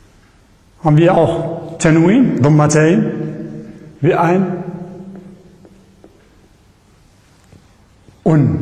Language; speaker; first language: German; non-native, learner; Arabic